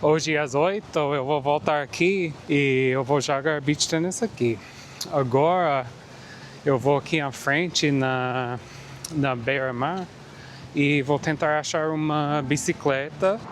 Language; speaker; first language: Portuguese; non-native, fluent; English